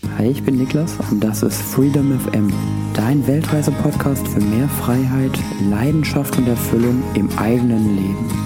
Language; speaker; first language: German; native; German